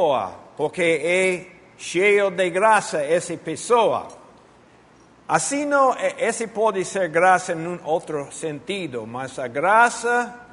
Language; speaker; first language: Portuguese; non-native, fluent; Spanish